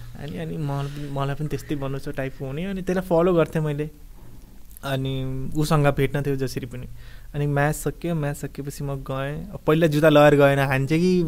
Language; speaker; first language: Nepali; early bilingual, heritage; Nepali